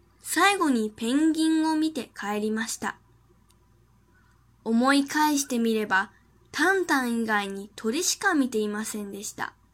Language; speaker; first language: Japanese; non-native, fluent; Chinese